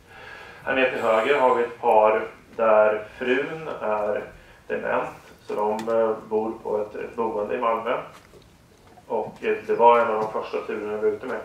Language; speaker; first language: Swedish; native; Swedish